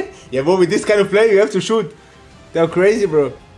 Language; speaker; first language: English; non-native, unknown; German